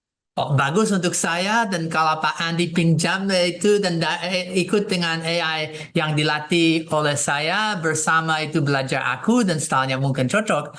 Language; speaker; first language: Indonesian; non-native, fluent; English